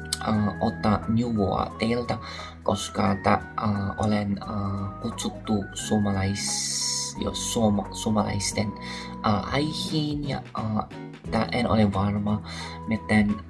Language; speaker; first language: Finnish; non-native, learner; Filipino